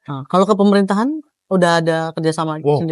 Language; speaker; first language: Indonesian; native; Indonesian